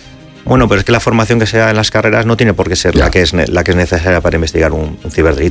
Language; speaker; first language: Spanish; native; Spanish